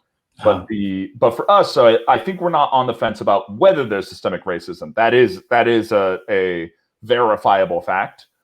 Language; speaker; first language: English; native; English